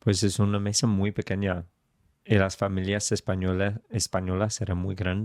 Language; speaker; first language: Spanish; non-native, fluent; English